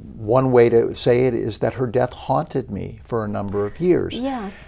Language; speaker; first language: English; native; English